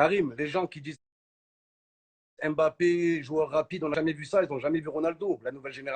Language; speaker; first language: French; native; French